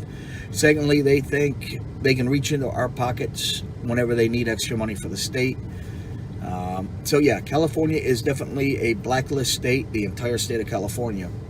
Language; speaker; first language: English; native; English